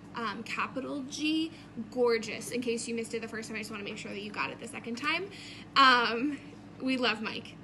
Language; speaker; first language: English; native; English